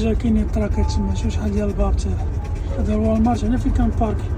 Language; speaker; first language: Arabic; native; Arabic